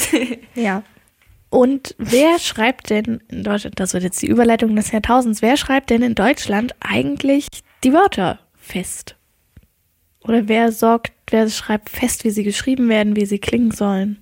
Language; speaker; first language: German; native; German